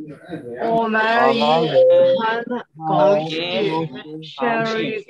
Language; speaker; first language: Chinese; non-native, learner; Burmese